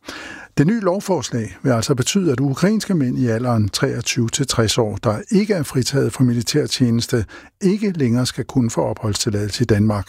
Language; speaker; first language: Danish; native; Danish